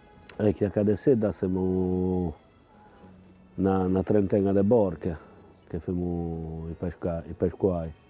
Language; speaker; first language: Italian; non-native, local second language; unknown